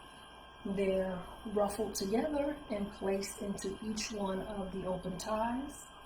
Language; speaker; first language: English; native; English